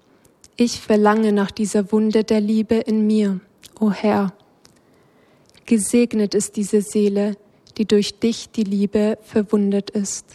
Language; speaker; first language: German; native; German